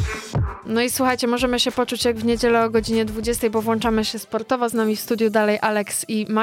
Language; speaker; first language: Polish; native; Polish